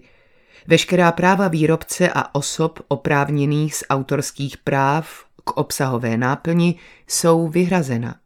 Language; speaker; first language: Czech; native; Czech